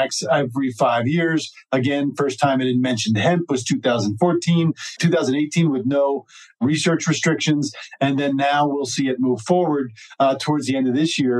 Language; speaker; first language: English; native; English